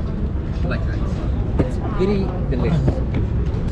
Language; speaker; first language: English; non-native, learner; Arabic